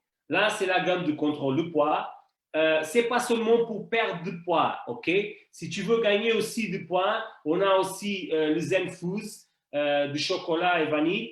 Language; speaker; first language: French; non-native, fluent; Portuguese